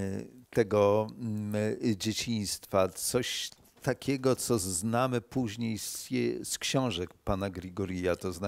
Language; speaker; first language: Polish; native; Polish